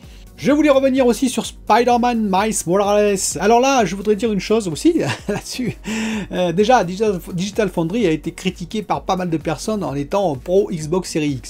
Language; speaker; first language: French; native; French